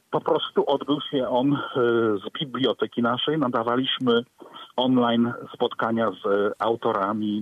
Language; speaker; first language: Polish; native; Polish